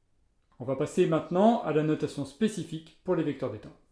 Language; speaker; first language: French; native; French